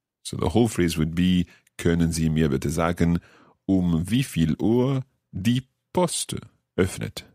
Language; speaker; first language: German; non-native, learner; English